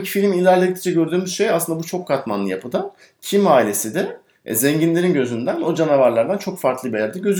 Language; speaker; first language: Turkish; native; Turkish